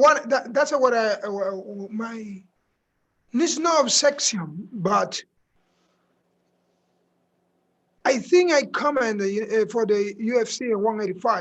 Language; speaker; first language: English; non-native, learner; Spanish